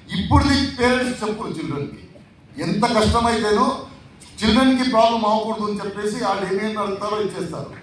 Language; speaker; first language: Telugu; non-native, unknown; Tulu